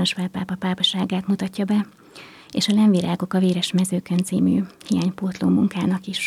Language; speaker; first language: Hungarian; native; Hungarian